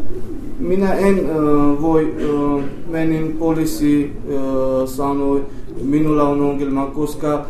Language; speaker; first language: Finnish; non-native, learner; Armenian